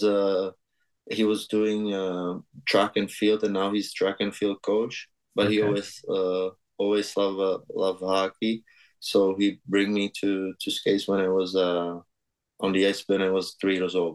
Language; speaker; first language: English; non-native, fluent; Czech